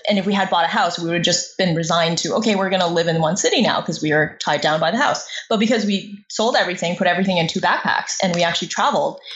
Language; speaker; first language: English; non-native, fluent; Chinese